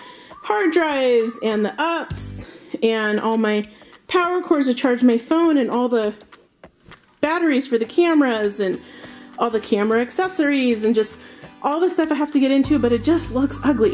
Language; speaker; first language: English; native; English